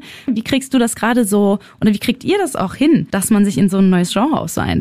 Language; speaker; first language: German; native; German